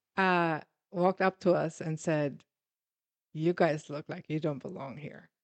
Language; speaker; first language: English; non-native, fluent; German